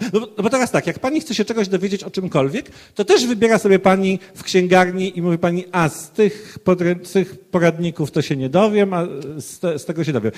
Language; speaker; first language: Polish; native; Polish